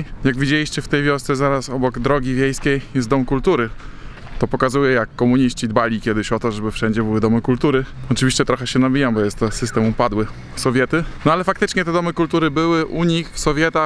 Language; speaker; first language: Polish; native; Polish